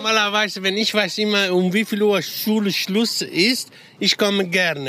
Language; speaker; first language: German; non-native, learner; Italian